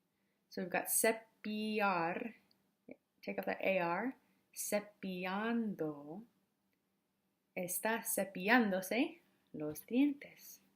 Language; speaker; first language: Spanish; non-native, fluent; English